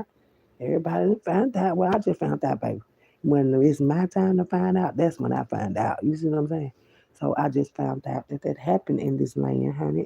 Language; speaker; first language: English; native; English